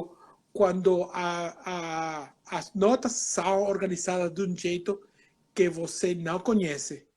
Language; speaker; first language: Portuguese; non-native, fluent; Spanish